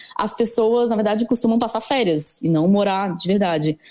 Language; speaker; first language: Portuguese; native; Portuguese